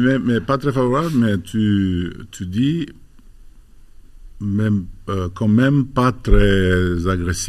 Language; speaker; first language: French; non-native, fluent; Albanian